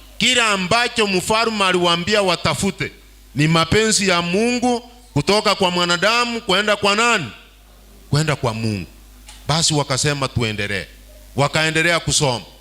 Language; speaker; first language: Swahili; non-native, local second language; Gusii